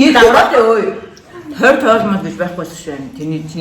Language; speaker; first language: Mongolian; native; Mongolian